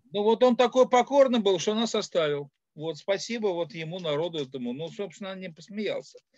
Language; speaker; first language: Russian; native; Russian